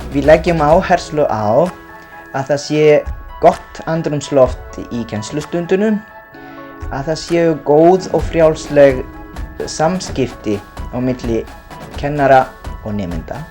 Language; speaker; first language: Icelandic; non-native, fluent; Italian